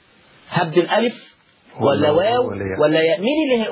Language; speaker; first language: Arabic; native; Arabic